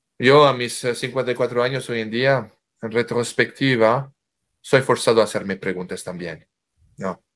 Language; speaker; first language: Spanish; non-native, fluent; French